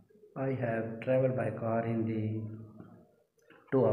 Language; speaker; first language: English; non-native, learner; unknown